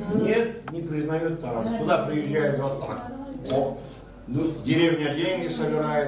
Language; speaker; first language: Russian; non-native, local second language; Kazakh